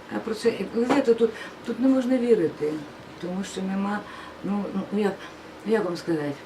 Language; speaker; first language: Ukrainian; non-native, local second language; Russian